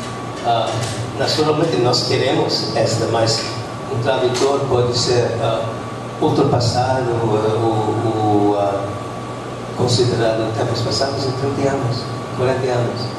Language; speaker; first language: Portuguese; non-native, fluent; English